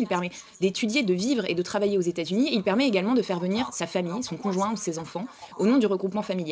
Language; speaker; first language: French; native; French